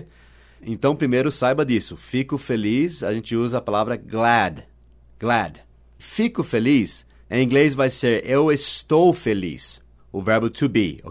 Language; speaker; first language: Portuguese; non-native, fluent; English